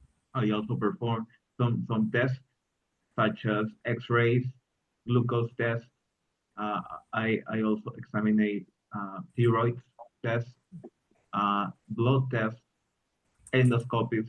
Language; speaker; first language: English; non-native, learner; Spanish